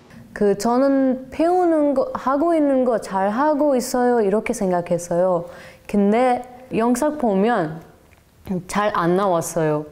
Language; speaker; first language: Korean; non-native, learner; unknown